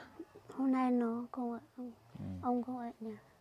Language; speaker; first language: Vietnamese; non-native, local second language; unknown